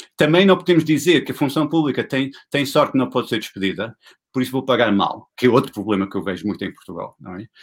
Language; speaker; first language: Portuguese; non-native, fluent; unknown